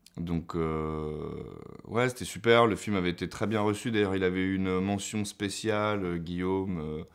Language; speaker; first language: French; native; French